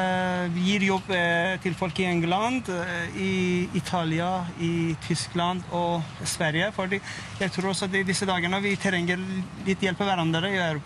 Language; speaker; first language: Norwegian; non-native, fluent; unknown